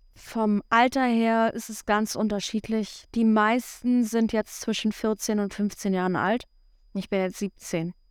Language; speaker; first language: German; native; German